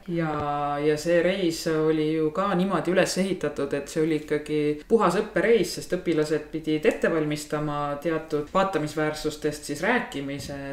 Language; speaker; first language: Estonian; native; Estonian